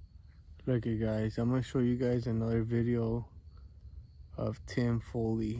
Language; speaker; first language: English; native; English